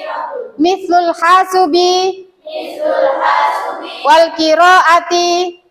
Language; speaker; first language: Arabic; non-native, fluent; Indonesian